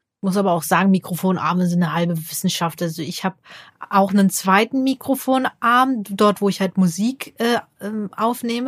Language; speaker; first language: German; native; German